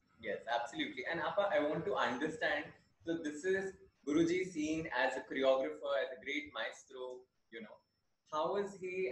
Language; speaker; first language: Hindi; native; Hindi